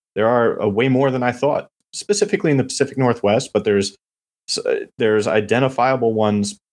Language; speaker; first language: English; native; English